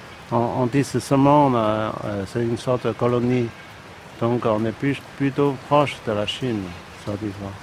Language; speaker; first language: French; non-native, learner; Cantonese